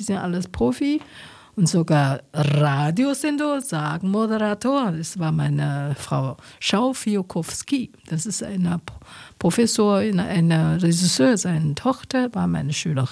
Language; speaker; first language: German; non-native, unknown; Chinese